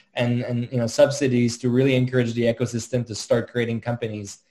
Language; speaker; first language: English; native; English